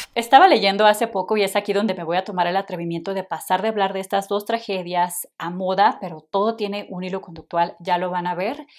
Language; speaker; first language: Spanish; native; Spanish